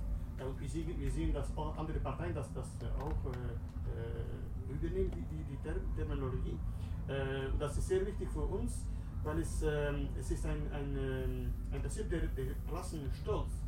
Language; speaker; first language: German; non-native, learner; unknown